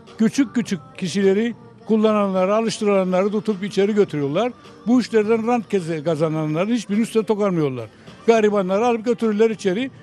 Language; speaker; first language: Turkish; native; Turkish